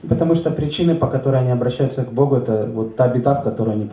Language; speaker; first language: Russian; native; Russian